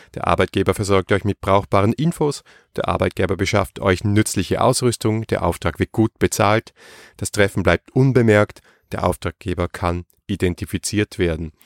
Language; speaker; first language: German; native; German